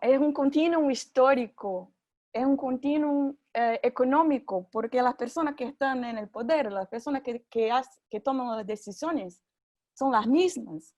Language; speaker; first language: Spanish; non-native, fluent; Portuguese